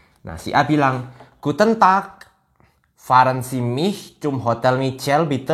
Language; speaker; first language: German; non-native, learner; Indonesian